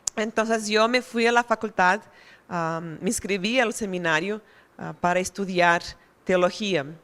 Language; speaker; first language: Spanish; non-native, fluent; Portuguese